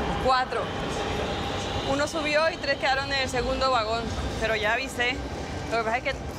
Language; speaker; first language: Spanish; native; Spanish